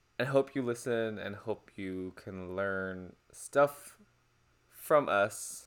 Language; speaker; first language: English; non-native, fluent; Chinese